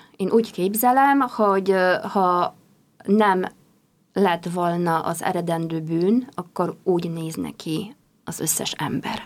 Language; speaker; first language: Hungarian; non-native, fluent; Polish